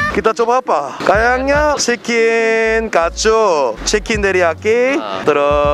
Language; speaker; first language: Indonesian; non-native, fluent; Korean